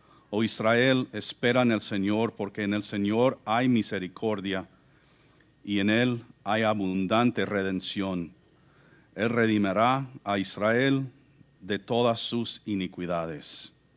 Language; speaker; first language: Spanish; non-native, fluent; English